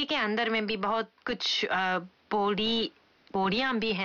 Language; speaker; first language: Hindi; non-native, fluent; Japanese